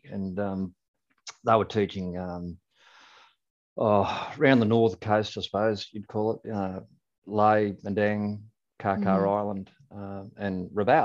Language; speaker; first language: English; native; English